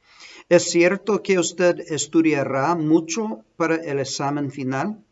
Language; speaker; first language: Spanish; non-native, fluent; English